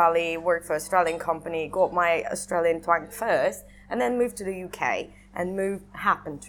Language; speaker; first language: English; non-native, fluent; Russian